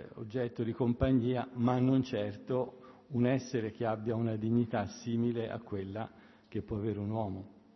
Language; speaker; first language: Italian; native; Italian